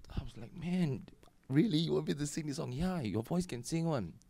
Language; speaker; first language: English; native; English